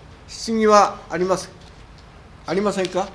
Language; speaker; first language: Japanese; native; Japanese